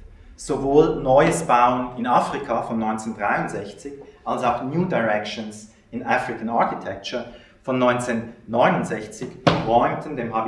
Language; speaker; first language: German; native; German